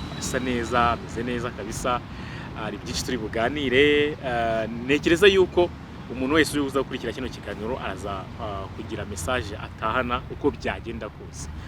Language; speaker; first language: Kinyarwanda; native; Kinyarwanda